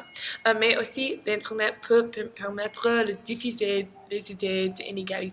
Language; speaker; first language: French; non-native, learner; English